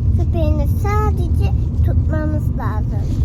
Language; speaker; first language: Turkish; early bilingual, heritage; Turkish